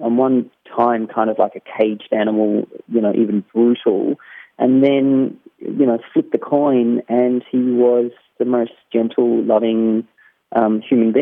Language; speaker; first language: English; native; English